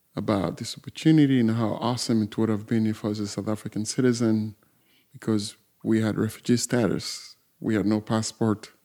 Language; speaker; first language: English; non-native, fluent; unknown